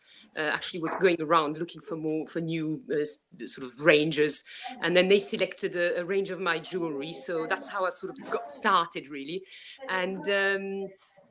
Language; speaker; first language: English; non-native, fluent; French